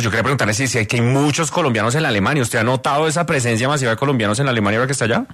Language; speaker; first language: Spanish; native; Spanish